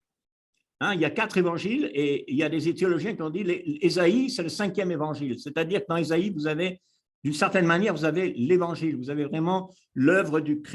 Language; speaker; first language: French; native; French